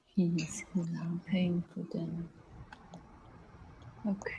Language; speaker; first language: English; non-native, learner; Chinese